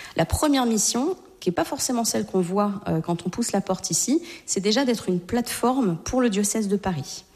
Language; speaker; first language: French; native; French